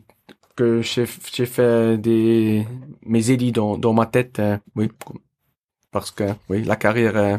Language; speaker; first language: French; non-native, local second language; German